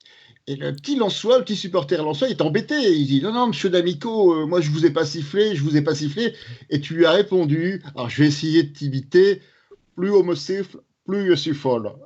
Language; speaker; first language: French; native; French